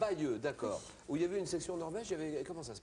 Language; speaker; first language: French; native; French